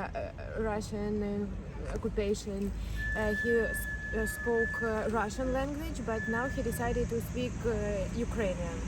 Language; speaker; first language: English; non-native, learner; Ukrainian